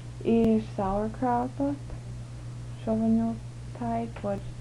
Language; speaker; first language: Hungarian; early bilingual, heritage; English